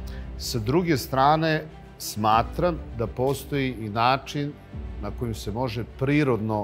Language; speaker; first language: Serbian; native; Serbian